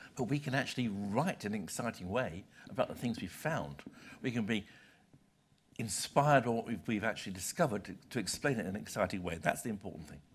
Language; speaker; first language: English; native; English